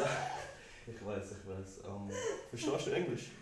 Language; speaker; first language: German; non-native, learner; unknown